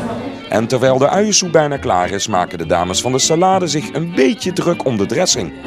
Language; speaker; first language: Dutch; native; Dutch